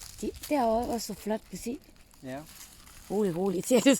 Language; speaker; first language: Danish; non-native, learner; Thai